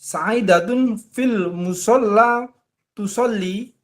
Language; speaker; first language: Arabic; non-native, learner; Indonesian